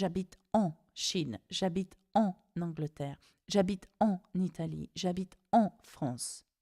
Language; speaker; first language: French; non-native, fluent; English